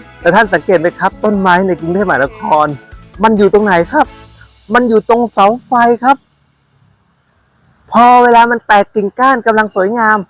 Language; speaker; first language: Thai; native; Thai